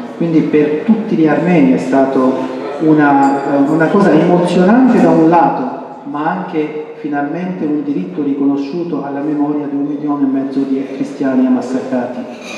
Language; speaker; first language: Italian; non-native, fluent; Armenian